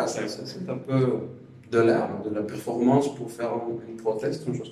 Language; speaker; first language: French; non-native, fluent; Spanish